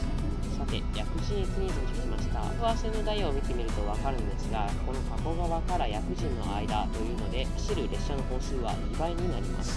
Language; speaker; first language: Japanese; native; Japanese